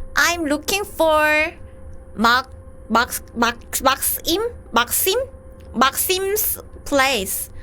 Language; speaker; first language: English; non-native, learner; Korean